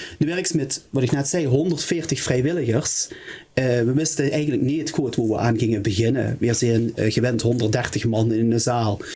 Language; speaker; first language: Dutch; native; Dutch